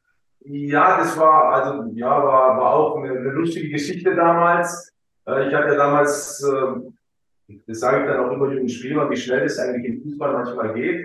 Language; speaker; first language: German; early bilingual, other home language; Croatian